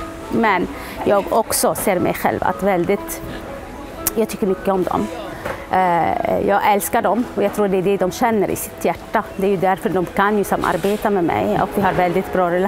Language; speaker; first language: Swedish; non-native, fluent; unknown